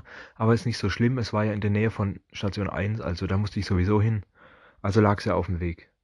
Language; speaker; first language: German; native; German